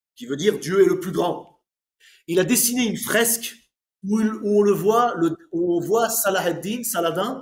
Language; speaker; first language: French; native; French